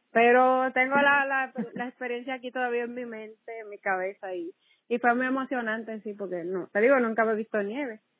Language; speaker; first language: Spanish; native; Spanish